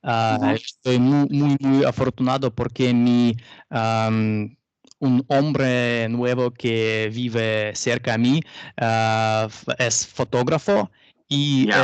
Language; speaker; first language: Spanish; non-native, learner; Russian